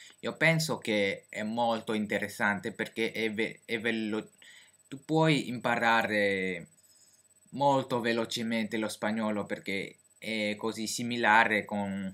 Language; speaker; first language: Italian; non-native, fluent; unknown